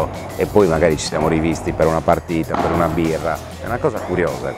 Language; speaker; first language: Italian; native; Italian